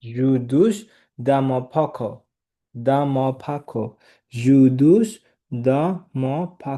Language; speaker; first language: French; non-native, learner; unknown